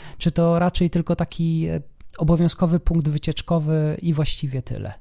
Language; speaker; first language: Polish; native; Polish